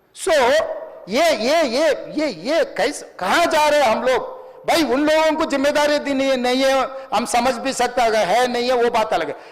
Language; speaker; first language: Hindi; non-native, local second language; Telugu